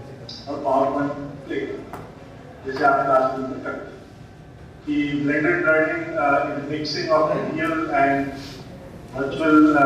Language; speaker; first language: Hindi; native; Hindi